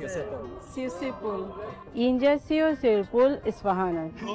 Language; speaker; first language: Persian; non-native, learner; Urdu